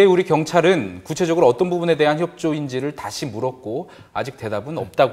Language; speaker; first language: Korean; native; Korean